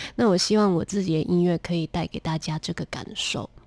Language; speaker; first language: Chinese; non-native, local second language; Cantonese